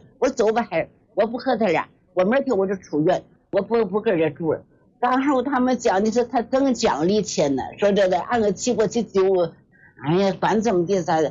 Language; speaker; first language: Chinese; native; Chinese